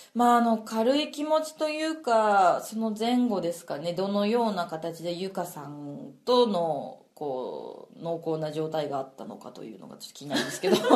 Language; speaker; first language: Japanese; native; Japanese